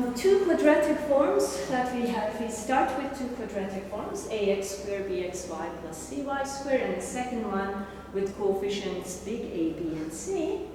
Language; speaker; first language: English; non-native, fluent; Turkish